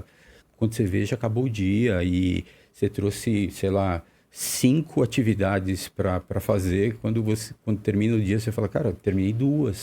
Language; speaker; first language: Portuguese; native; Portuguese